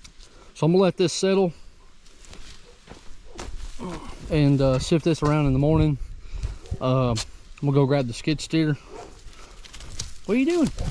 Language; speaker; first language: English; native; English